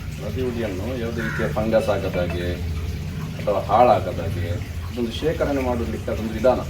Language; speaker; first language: Kannada; non-native, local second language; Tulu